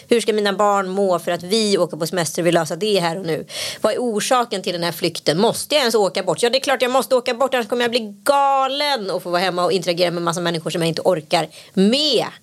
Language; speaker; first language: Swedish; native; Swedish